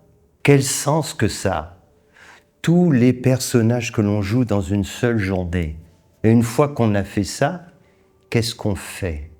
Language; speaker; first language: French; native; French